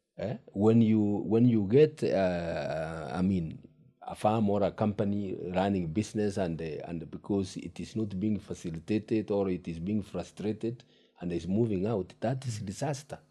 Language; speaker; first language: English; non-native, local second language; Gusii